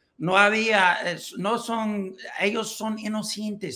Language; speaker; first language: Spanish; non-native, learner; English